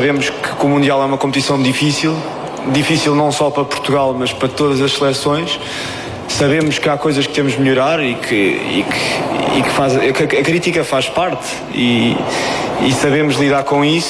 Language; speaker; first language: Portuguese; native; Portuguese